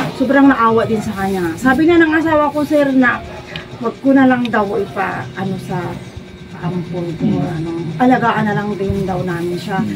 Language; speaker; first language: Filipino; native; Filipino